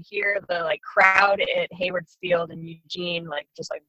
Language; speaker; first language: English; native; English